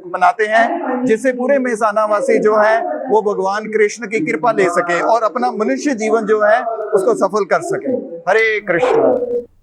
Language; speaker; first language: Hindi; non-native, local second language; Gujarati